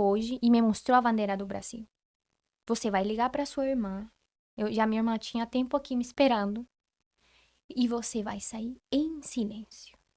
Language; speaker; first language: Portuguese; non-native, fluent; Spanish